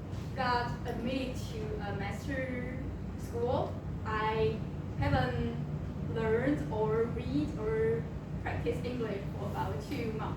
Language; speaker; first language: English; non-native, local second language; Chinese